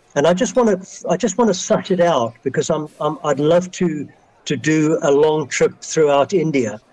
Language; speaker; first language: English; native; English